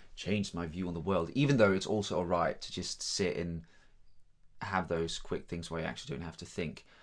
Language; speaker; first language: English; non-native, fluent; Danish